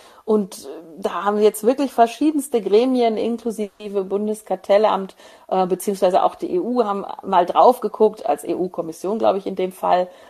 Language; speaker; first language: German; native; German